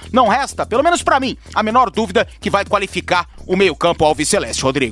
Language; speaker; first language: Portuguese; native; Portuguese